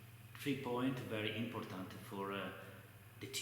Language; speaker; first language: English; non-native, learner; Italian